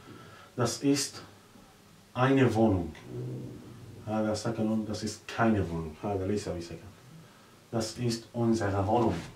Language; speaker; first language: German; non-native, learner; Arabic